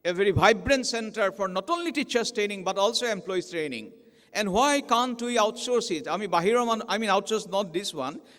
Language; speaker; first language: English; non-native, local second language; Assamese